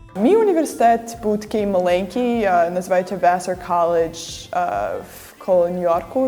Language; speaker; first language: Ukrainian; early bilingual, heritage; Ukrainian